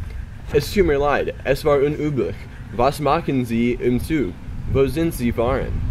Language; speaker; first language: German; non-native, learner; English